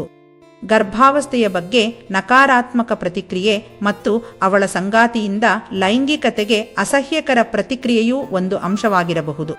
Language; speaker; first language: Kannada; native; Kannada